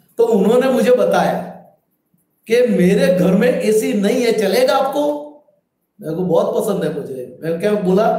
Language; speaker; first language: Hindi; non-native, local second language; Gujarati